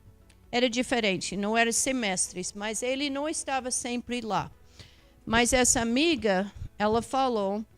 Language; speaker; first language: Portuguese; non-native, fluent; English